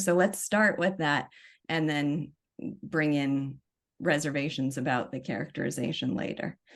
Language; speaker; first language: English; native; English